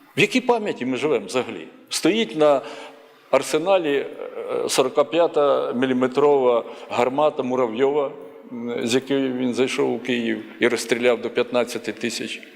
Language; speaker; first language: Ukrainian; native; Ukrainian